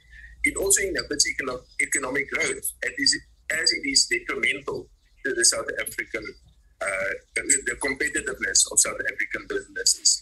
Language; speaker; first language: English; non-native, local second language; Afrikaans